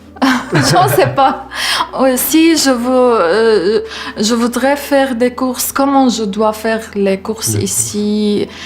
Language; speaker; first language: French; non-native, learner; Arabic